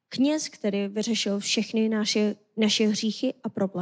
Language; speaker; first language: Czech; non-native, fluent; Korean